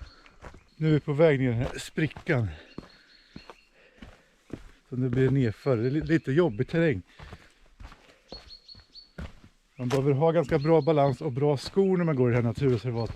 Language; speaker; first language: Swedish; native; Swedish